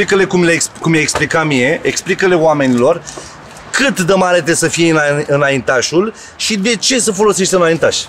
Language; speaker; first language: Romanian; native; Romanian